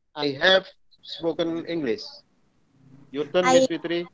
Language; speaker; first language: English; non-native, learner; Indonesian